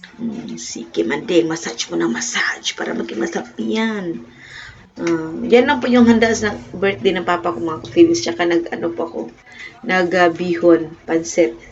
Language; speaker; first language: Filipino; non-native, local second language; Cebuano